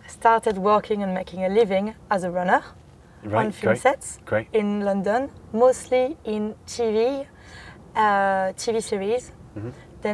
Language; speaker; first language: English; non-native, fluent; French